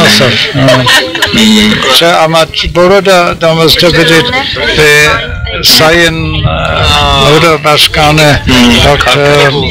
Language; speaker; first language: Turkish; non-native, learner; English